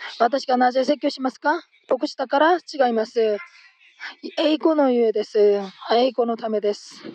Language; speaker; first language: Japanese; non-native, fluent; Korean